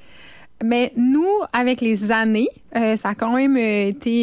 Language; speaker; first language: French; native; French